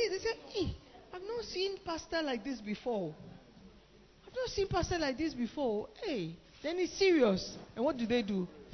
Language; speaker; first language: English; non-native, local second language; Akan